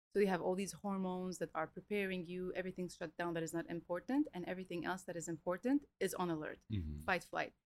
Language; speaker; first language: English; early bilingual, other home language; Arabic